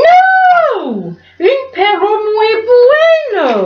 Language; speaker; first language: Spanish; non-native, learner; English